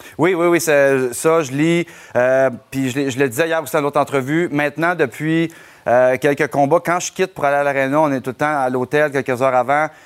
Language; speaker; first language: French; native; French